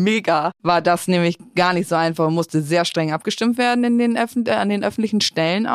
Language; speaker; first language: German; native; German